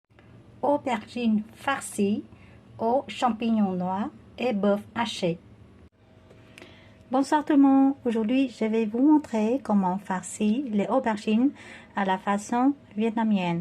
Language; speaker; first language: French; non-native, fluent; Vietnamese